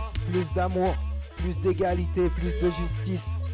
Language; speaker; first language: French; native; French